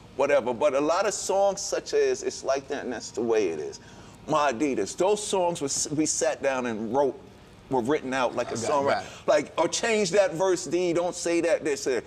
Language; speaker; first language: English; native; English